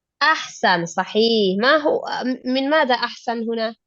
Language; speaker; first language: Arabic; non-native, fluent; Indonesian